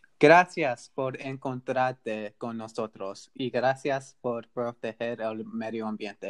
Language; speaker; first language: Spanish; non-native, learner; English